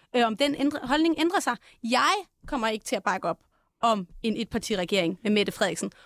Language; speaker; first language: Danish; native; Danish